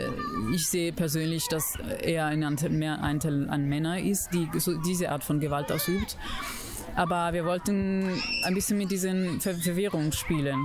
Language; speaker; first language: German; non-native, fluent; Italian